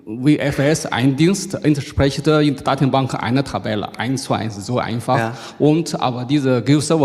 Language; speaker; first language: German; non-native, learner; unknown